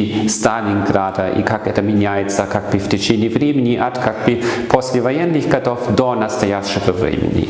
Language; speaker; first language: Russian; non-native, fluent; German